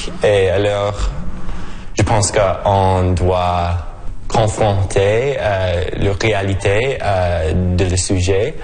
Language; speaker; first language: French; non-native, local second language; English